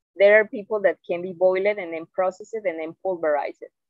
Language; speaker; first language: English; non-native, fluent; Spanish